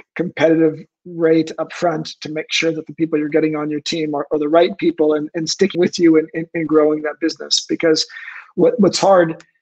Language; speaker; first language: English; native; English